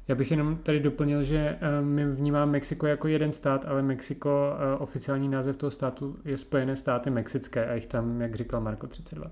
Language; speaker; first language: Czech; native; Czech